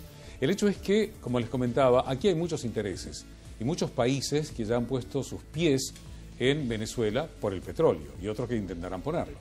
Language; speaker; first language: Spanish; native; Spanish